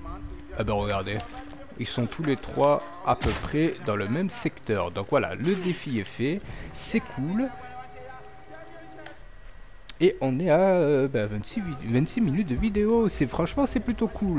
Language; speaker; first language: French; native; French